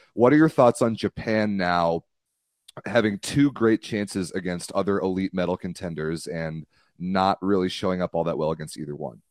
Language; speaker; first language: English; native; English